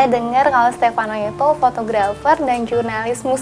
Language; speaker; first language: Indonesian; native; Indonesian